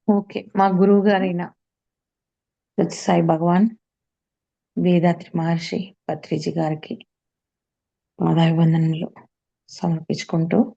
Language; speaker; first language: Telugu; native; Telugu